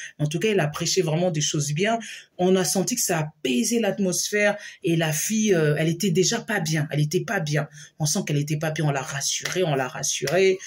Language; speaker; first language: French; non-native, local second language; Lingala